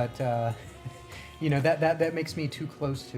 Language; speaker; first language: English; native; English